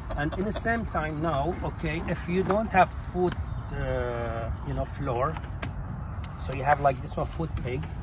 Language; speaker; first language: English; non-native, fluent; Arabic